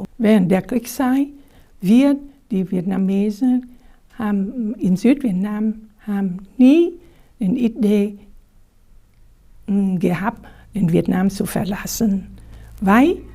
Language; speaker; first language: German; non-native, fluent; Vietnamese